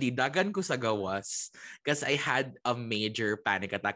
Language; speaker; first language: English; non-native, local second language; Cebuano